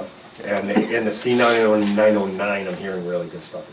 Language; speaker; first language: English; native; English